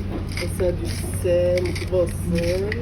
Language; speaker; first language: French; non-native, local second language; Arabic